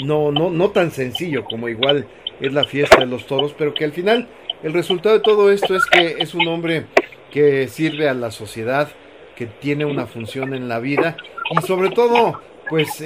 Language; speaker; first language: Spanish; native; Spanish